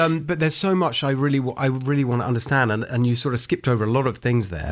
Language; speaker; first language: English; native; English